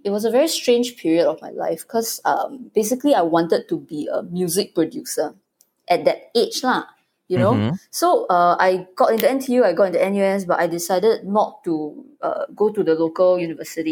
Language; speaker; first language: English; native; English